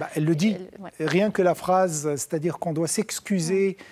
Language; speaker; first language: French; non-native, local second language; Arabic